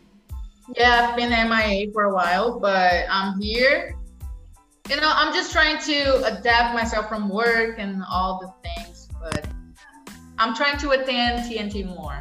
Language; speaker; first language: English; non-native, fluent; Portuguese